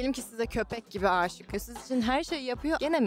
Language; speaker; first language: Turkish; native; Turkish